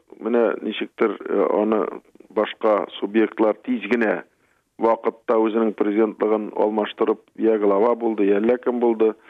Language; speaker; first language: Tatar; native; Tatar